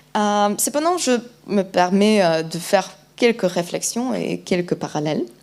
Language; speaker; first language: French; non-native, fluent; Polish